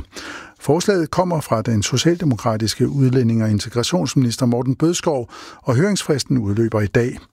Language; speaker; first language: Danish; native; Danish